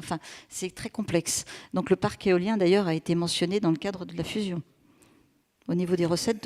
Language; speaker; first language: French; native; French